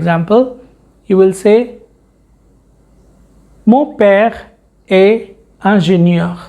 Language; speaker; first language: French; non-native, fluent; Hindi